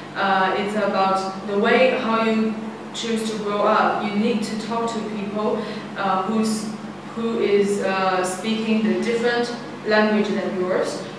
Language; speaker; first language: English; non-native, fluent; Chinese